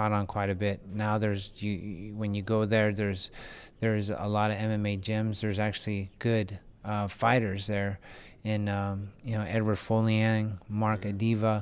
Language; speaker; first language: English; early bilingual, other home language; Filipino